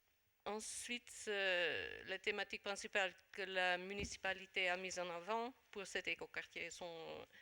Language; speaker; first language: French; non-native, fluent; Dutch